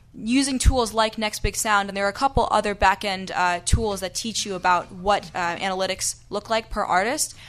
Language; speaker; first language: English; native; English